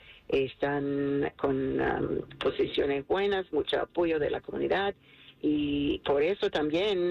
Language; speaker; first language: Spanish; non-native, fluent; English